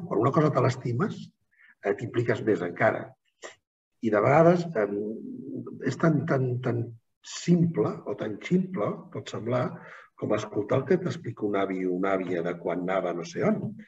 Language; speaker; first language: Catalan; native; Catalan